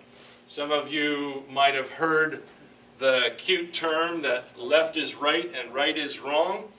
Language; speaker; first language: English; native; English